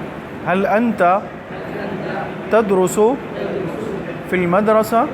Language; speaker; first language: Arabic; non-native, fluent; Urdu